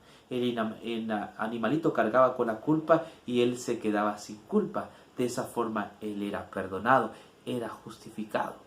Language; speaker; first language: Spanish; native; Spanish